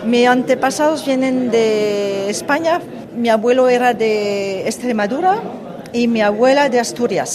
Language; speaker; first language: Spanish; early bilingual, heritage; French